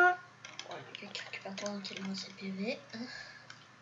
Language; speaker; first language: French; native; French